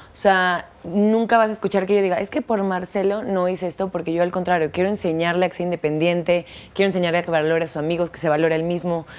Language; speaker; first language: Spanish; native; Spanish